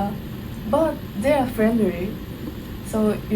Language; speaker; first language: English; non-native, learner; Japanese